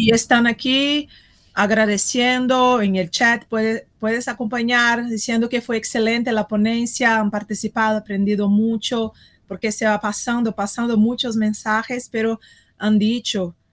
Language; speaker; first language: Spanish; non-native, fluent; Portuguese